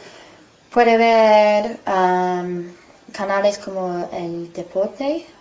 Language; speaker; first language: Spanish; non-native, learner; English